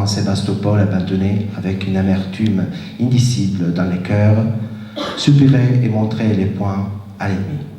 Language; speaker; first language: French; non-native, fluent; Italian